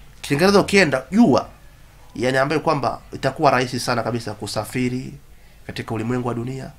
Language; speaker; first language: Swahili; non-native, local second language; Somali